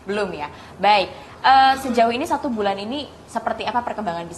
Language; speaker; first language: Indonesian; native; Indonesian